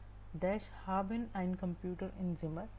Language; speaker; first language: German; non-native, fluent; Hindi